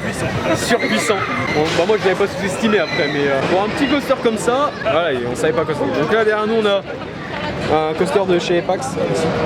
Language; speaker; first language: French; native; French